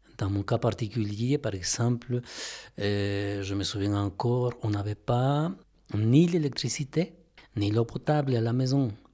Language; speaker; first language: French; non-native, fluent; Spanish